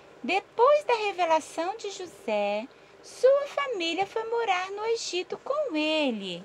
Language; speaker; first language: Portuguese; native; Portuguese